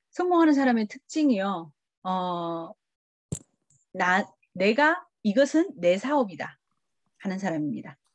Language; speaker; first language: Korean; early bilingual, heritage; Korean